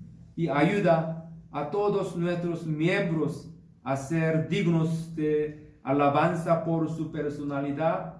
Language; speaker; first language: Spanish; non-native, fluent; Korean